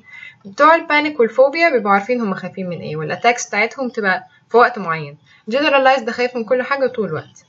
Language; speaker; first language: Arabic; native; Arabic